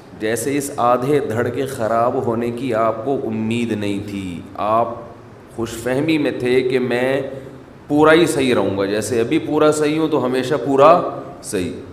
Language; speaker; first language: Urdu; native; Urdu